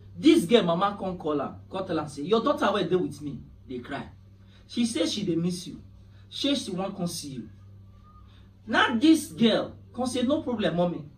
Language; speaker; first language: Nigerian Pidgin; native; Nigerian Pidgin